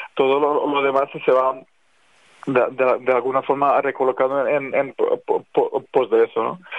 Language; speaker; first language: Spanish; non-native, fluent; Serbian